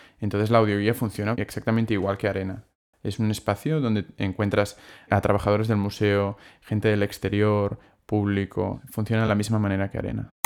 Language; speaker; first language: Spanish; non-native, local second language; Catalan